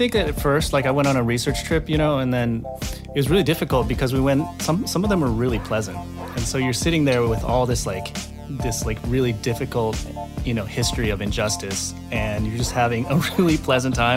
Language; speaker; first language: English; native; English